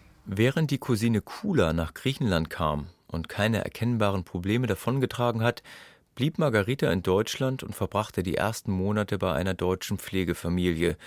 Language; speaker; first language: German; native; German